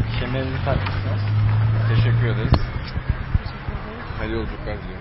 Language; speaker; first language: Turkish; native; Turkish